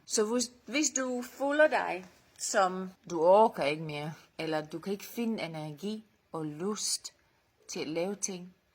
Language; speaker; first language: Danish; non-native, fluent; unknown